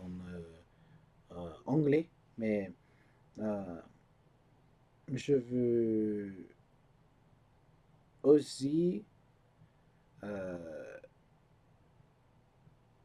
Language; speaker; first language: French; non-native, learner; English